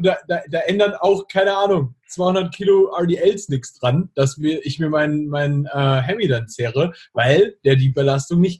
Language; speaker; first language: German; native; German